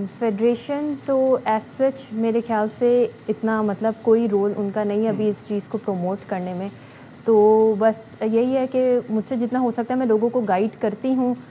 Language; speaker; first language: Urdu; native; Urdu